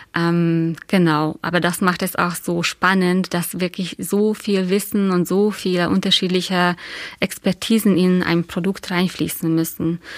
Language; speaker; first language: German; non-native, fluent; Hungarian